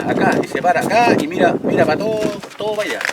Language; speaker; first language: Spanish; native; Spanish